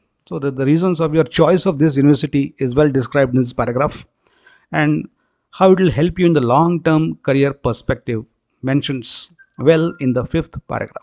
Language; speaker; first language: English; non-native, local second language; Marathi